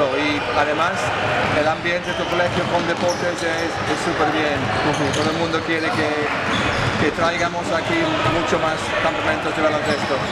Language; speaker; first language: Spanish; non-native, fluent; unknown